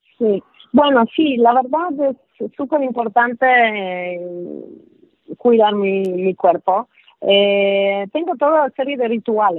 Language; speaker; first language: Spanish; non-native, fluent; Polish